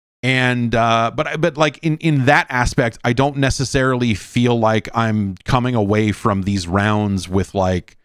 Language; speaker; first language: English; native; English